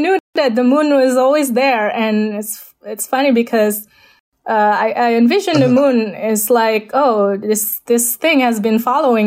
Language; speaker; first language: English; non-native, fluent; Indonesian